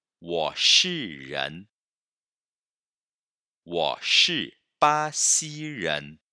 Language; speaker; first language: Chinese; non-native, fluent; Portuguese